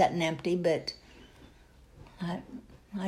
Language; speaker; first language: English; native; English